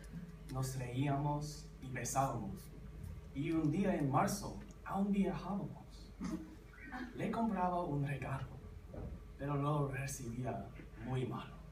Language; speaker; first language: Spanish; non-native, learner; English